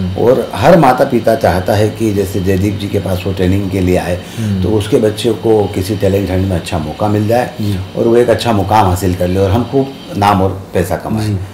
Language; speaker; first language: Hindi; native; Hindi